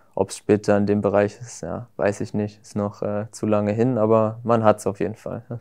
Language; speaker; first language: German; native; German